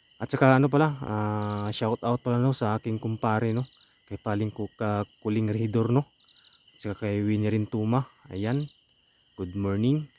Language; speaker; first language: Filipino; non-native, local second language; Cebuano